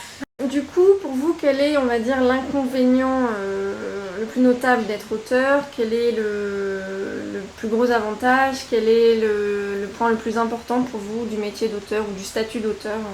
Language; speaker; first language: French; native; French